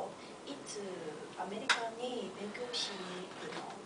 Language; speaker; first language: Japanese; non-native, learner; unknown